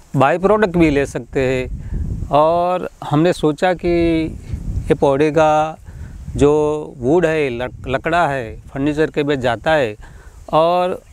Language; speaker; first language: Hindi; non-native, local second language; Gujarati